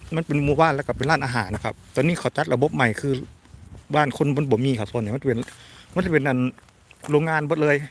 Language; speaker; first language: Thai; native; Thai